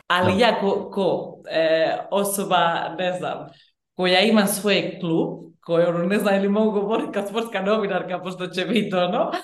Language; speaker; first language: Croatian; early bilingual, heritage; Bosnian